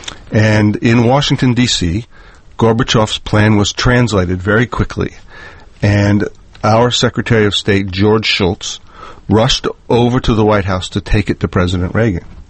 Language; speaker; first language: English; native; English